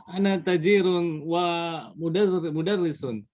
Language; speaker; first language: Arabic; non-native, learner; Indonesian